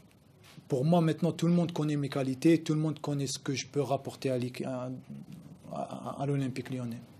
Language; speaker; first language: French; non-native, local second language; Arabic